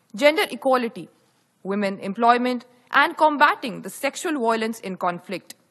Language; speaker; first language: English; non-native, local second language; Hindi